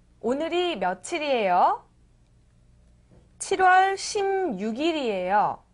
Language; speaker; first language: Korean; native; Korean